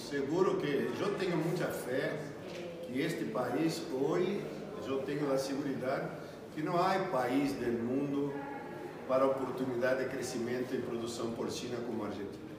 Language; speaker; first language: Spanish; non-native, learner; Portuguese